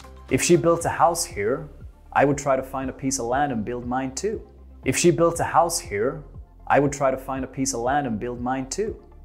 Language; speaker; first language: English; native; English